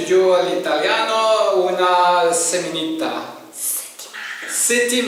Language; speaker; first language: Italian; non-native, learner; French